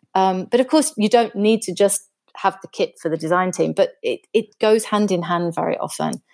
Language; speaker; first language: English; native; English